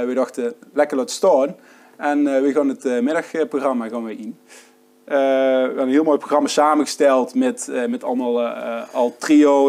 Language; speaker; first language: Dutch; native; Dutch